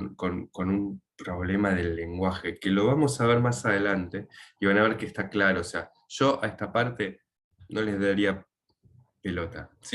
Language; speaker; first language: Spanish; native; Spanish